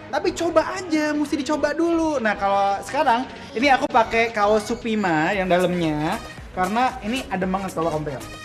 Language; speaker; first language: Indonesian; native; Indonesian